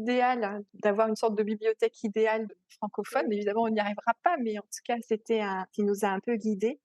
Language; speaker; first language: French; native; French